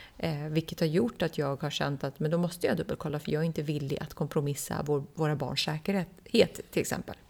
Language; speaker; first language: Swedish; early bilingual, other home language; Persian